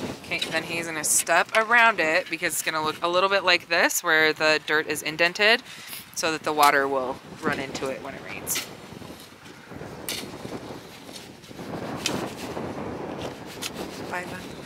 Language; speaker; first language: English; native; English